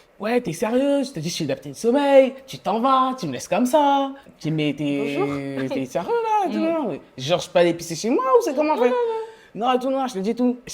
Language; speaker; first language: French; native; French